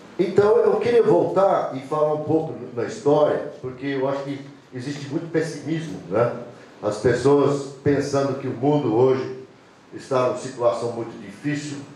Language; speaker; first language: Portuguese; non-native, fluent; English